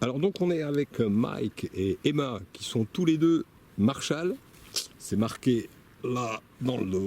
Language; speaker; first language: French; native; French